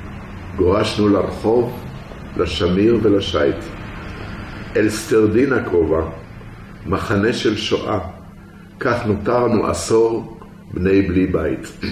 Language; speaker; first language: Hebrew; early bilingual, other home language; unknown